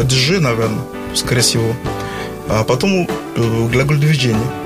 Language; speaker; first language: Russian; non-native, learner; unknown